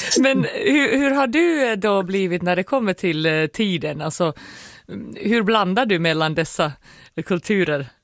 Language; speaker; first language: Swedish; native; Swedish